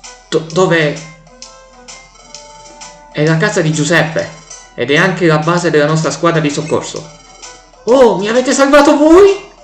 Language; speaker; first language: Italian; native; Italian